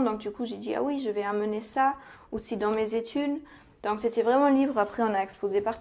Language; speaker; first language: French; non-native, fluent; German